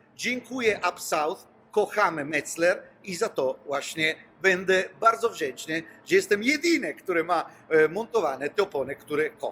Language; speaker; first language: Polish; non-native, learner; Italian